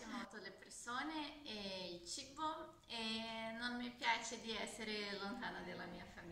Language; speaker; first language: Italian; non-native, learner; Portuguese